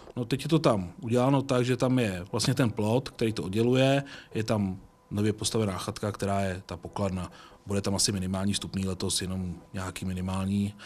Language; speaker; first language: Czech; native; Czech